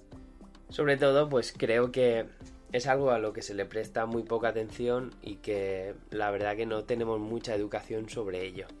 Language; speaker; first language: Spanish; native; Spanish